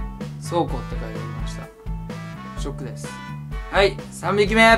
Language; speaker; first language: Japanese; native; Japanese